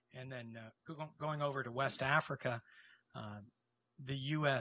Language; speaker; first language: English; native; English